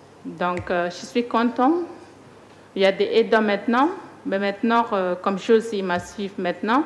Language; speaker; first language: French; non-native, learner; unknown